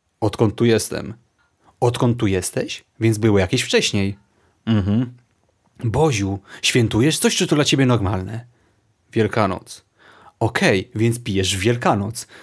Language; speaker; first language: Polish; native; Polish